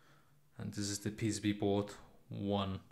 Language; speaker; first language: English; non-native, fluent; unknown